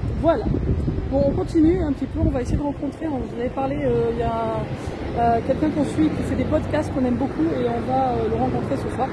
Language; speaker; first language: French; native; French